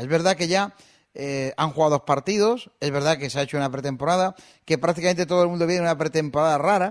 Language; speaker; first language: Spanish; native; Spanish